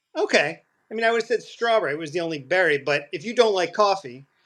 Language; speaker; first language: English; native; English